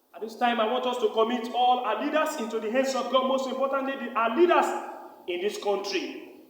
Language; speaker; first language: English; non-native, local second language; Yoruba